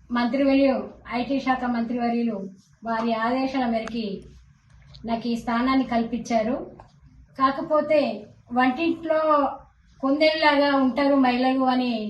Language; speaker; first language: Telugu; non-native, local second language; Lambadi